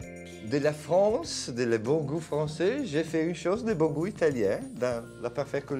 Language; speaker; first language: French; non-native, learner; Italian